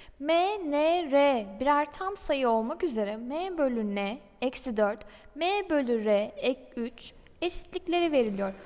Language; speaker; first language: Turkish; native; Turkish